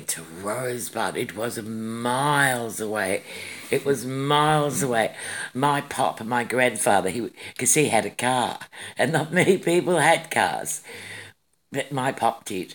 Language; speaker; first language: English; native; English